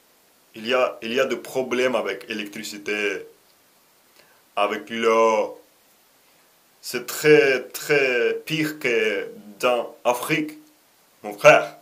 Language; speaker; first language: French; non-native, learner; Russian